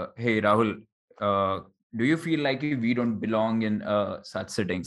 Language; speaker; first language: English; non-native, local second language; Hindi